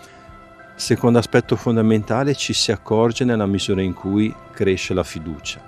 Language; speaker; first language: Italian; native; Italian